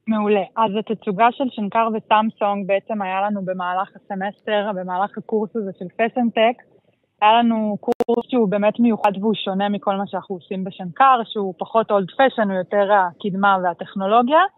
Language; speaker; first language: Hebrew; native; Hebrew